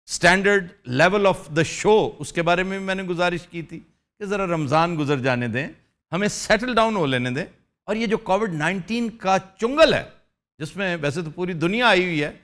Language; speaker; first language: Urdu; native; Urdu